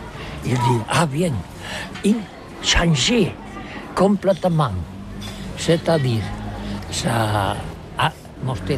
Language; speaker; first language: French; non-native, learner; Catalan